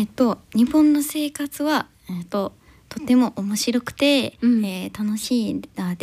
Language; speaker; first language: Japanese; non-native, learner; English